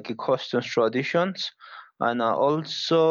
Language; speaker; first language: English; non-native, learner; Spanish